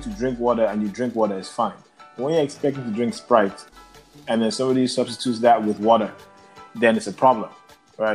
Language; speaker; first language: English; non-native, local second language; Yoruba